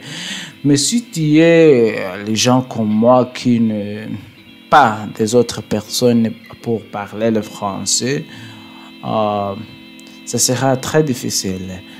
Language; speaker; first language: French; non-native, learner; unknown